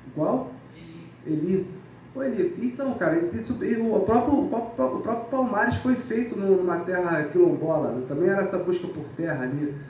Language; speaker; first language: Portuguese; native; Portuguese